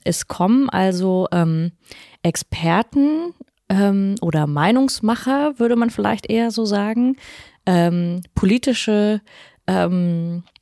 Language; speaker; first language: German; native; German